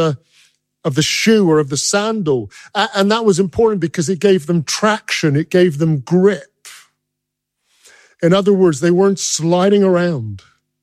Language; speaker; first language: English; native; English